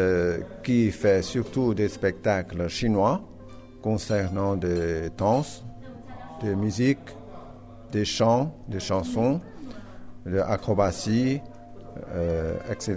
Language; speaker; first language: French; non-native, fluent; Chinese